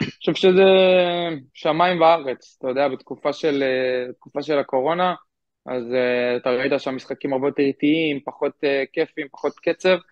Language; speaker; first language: Hebrew; native; Hebrew